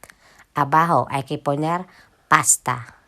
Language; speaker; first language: Spanish; non-native, learner; Filipino